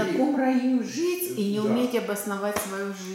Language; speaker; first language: Russian; native; Russian